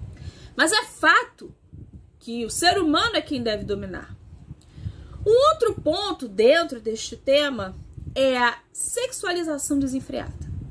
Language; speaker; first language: Portuguese; native; Portuguese